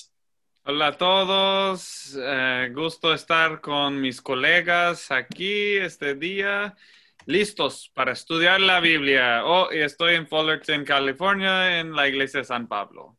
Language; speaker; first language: Spanish; non-native, fluent; English